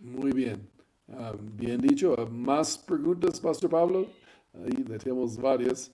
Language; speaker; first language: Spanish; non-native, fluent; English